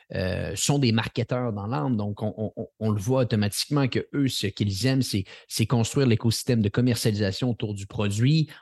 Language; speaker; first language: French; native; French